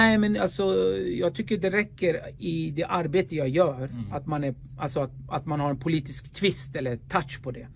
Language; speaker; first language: Swedish; early bilingual, other home language; Kurdish